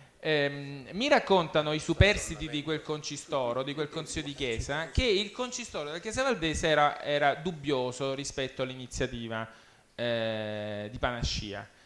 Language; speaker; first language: Italian; early bilingual, other home language; English